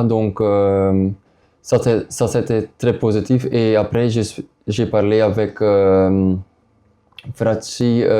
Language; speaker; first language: French; non-native, local second language; Dutch